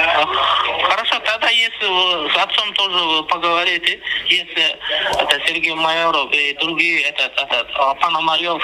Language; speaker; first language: Russian; non-native, learner; Turkmen